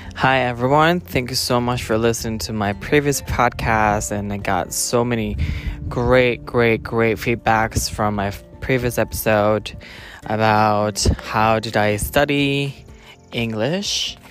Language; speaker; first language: English; non-native, local second language; Filipino